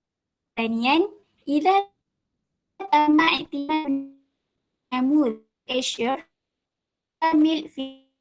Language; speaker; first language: Arabic; non-native, learner; Malay